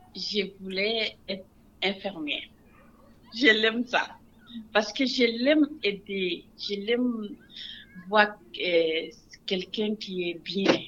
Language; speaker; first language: French; non-native, local second language; Wolof